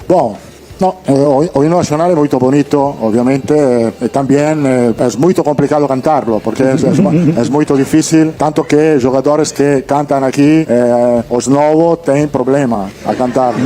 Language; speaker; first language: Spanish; non-native, fluent; Italian